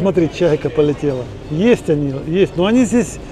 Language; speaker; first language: Russian; native; Russian